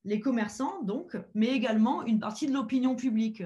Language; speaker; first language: French; native; French